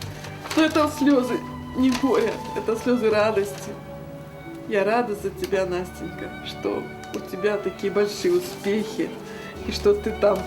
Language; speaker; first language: Russian; native; Russian